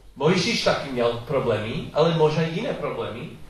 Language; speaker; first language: Czech; non-native, learner; English